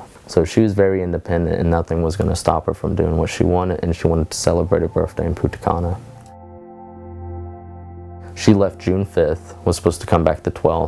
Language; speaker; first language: English; native; English